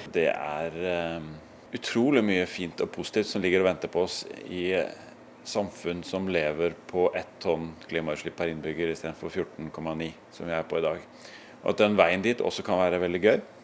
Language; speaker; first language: Norwegian; native; Norwegian